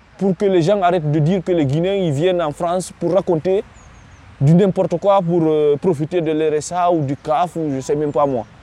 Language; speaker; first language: French; non-native, local second language; Fula